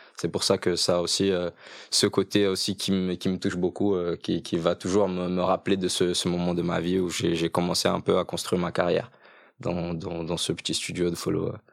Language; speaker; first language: French; early bilingual, other home language; Portuguese